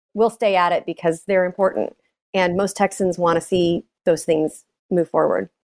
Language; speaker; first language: English; native; English